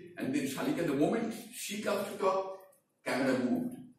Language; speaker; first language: English; non-native, local second language; Bangla